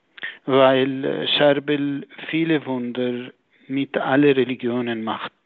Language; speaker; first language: German; non-native, fluent; Arabic